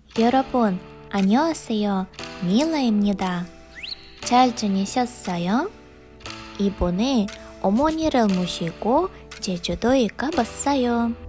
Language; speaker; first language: Korean; non-native, fluent; Russian